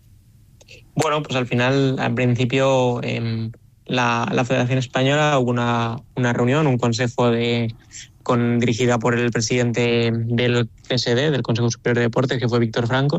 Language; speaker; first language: Spanish; native; Spanish